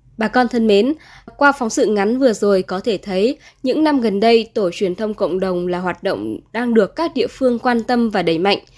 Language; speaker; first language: Vietnamese; native; Vietnamese